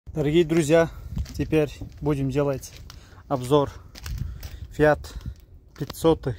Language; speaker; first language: Russian; non-native, learner; Uzbek